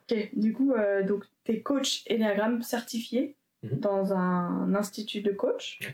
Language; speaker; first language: French; native; French